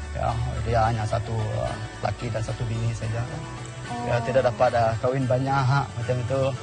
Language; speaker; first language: Malay; non-native, local second language; Iban